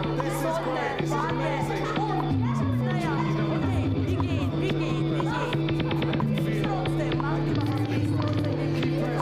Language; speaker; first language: German; non-native, learner; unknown